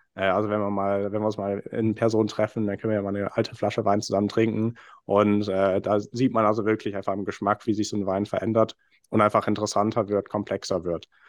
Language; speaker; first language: German; non-native, fluent; English